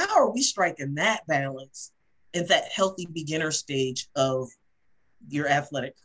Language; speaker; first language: English; native; English